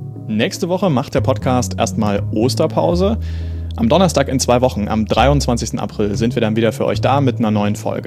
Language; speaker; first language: German; native; German